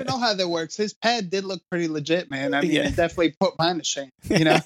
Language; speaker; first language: English; native; English